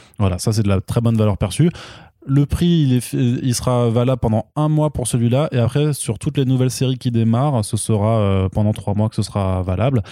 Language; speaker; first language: French; native; French